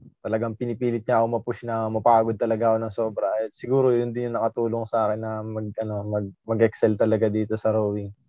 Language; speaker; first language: Filipino; native; Filipino